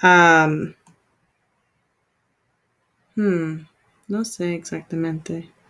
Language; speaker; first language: Spanish; non-native, learner; English